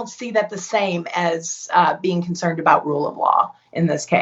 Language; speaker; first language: English; native; English